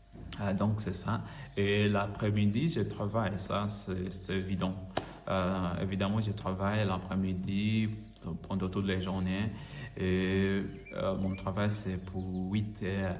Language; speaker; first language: French; non-native, learner; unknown